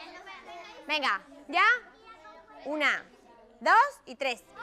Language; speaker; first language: Spanish; native; Spanish